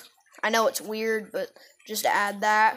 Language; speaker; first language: English; native; English